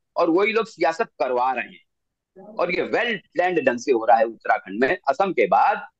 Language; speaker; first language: Hindi; native; Hindi